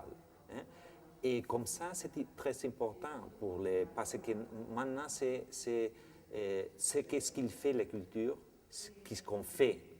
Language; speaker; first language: French; non-native, fluent; Spanish